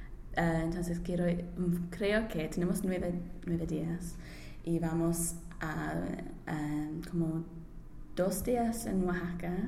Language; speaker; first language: Spanish; non-native, learner; English